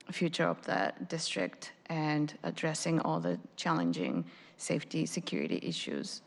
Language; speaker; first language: English; non-native, fluent; Japanese